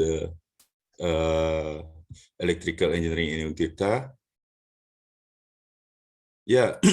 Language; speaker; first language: English; non-native, learner; Indonesian